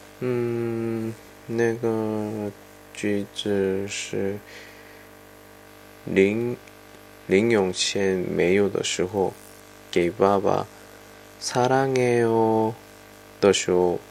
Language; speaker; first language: Chinese; non-native, fluent; Korean